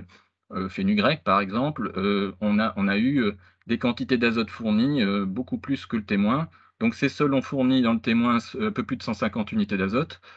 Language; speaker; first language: French; native; French